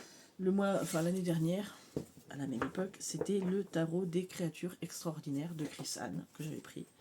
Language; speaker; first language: French; native; French